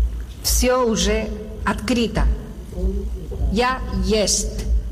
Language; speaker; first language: Russian; non-native, learner; Spanish